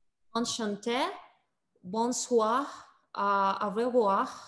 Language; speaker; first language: French; non-native, learner; Russian